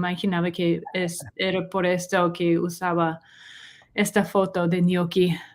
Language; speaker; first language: Spanish; non-native, learner; English